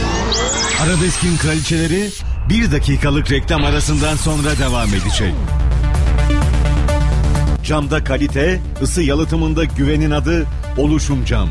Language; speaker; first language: Turkish; native; Turkish